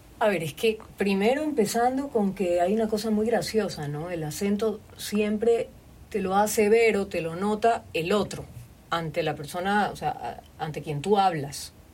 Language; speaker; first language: Spanish; native; Spanish